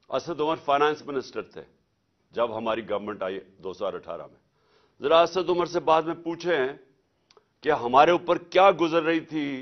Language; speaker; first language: Urdu; native; Urdu